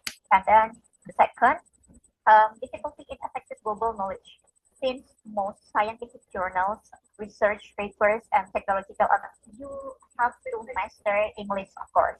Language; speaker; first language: English; non-native, fluent; Indonesian